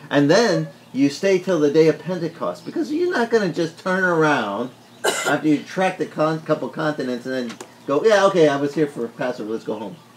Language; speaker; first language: English; early bilingual, other home language; Italian